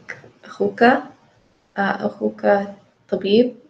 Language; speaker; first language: Arabic; non-native, learner; English